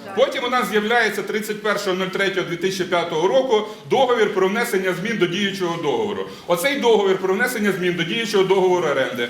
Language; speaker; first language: Ukrainian; native; Ukrainian